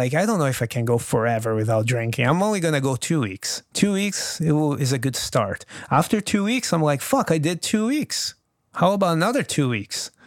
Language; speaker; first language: English; non-native, fluent; Portuguese